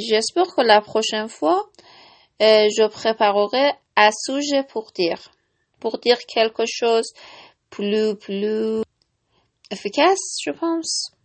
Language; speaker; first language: French; non-native, learner; Persian